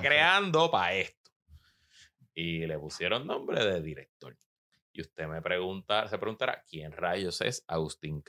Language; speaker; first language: Spanish; native; Spanish